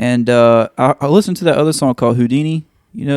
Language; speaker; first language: English; native; English